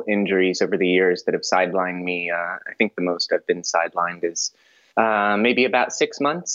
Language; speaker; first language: English; native; English